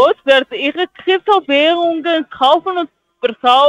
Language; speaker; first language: German; non-native, learner; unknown